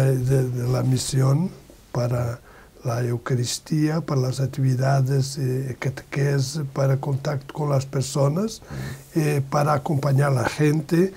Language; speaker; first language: Spanish; non-native, learner; Portuguese